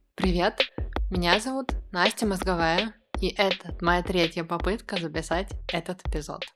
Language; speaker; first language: Russian; native; Russian